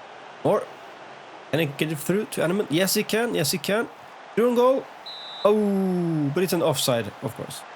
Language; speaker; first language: English; non-native, fluent; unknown